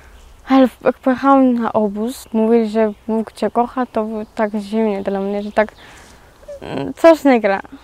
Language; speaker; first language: Polish; early bilingual, other home language; Georgian